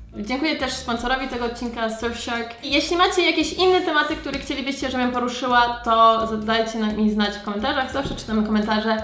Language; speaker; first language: Polish; early bilingual, heritage; Polish